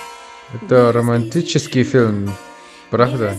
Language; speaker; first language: Russian; non-native, fluent; Spanish